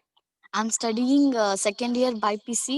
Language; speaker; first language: English; non-native, learner; Telugu